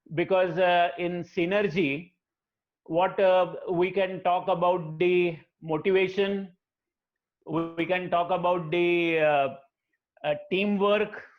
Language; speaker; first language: English; non-native, local second language; Marathi